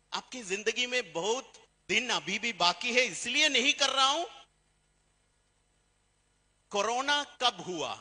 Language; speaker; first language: Hindi; non-native, fluent; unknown